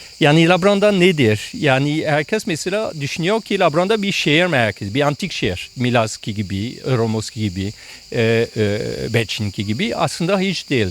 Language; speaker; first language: Turkish; non-native, fluent; French